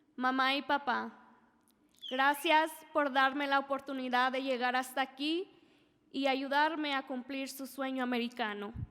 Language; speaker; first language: Spanish; early bilingual, other home language; English